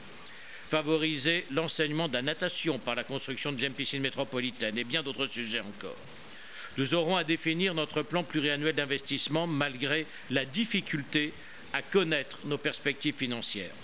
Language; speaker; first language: French; native; French